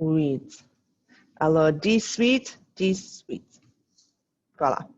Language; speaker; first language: French; non-native, fluent; English